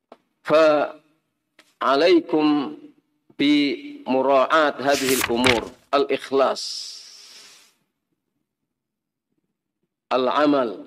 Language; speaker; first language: Arabic; non-native, fluent; Indonesian